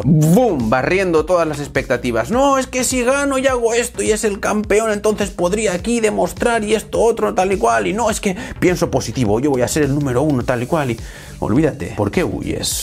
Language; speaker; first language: Spanish; native; Spanish